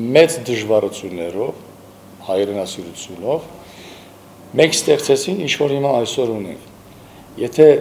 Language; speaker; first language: Armenian; early bilingual, heritage; Armenian